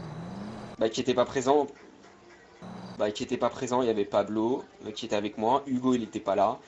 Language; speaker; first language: French; native; French